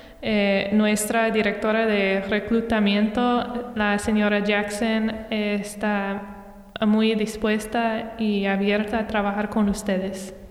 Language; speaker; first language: Spanish; non-native, fluent; English